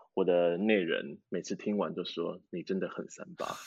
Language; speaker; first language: Chinese; native; Chinese